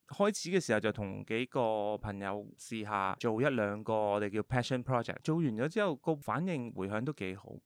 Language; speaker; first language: Cantonese; early bilingual, heritage; Cantonese